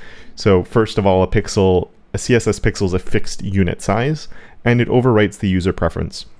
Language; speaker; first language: English; native; English